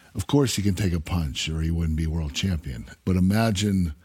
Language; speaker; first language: English; native; English